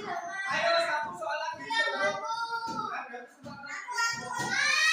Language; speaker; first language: Indonesian; non-native, local second language; Javanese